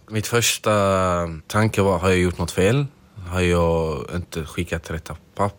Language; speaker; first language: Swedish; non-native, fluent; Arabic